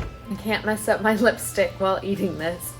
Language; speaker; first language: English; native; English